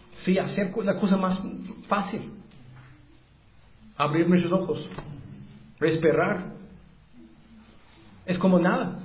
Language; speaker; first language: Spanish; non-native, learner; English